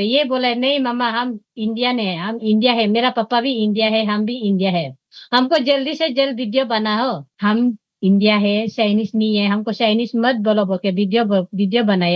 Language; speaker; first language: Hindi; non-native, local second language; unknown